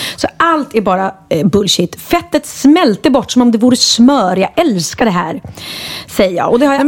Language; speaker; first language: Swedish; native; Swedish